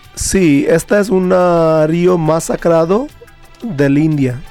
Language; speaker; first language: Spanish; non-native, fluent; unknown